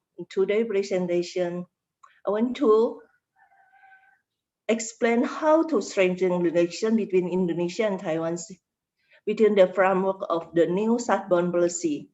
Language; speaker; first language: English; non-native, learner; Indonesian